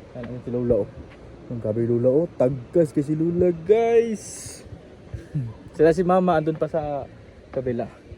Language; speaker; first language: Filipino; non-native, local second language; Cebuano